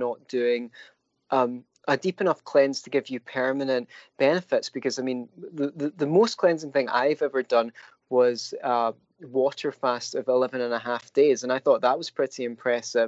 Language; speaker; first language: English; native; English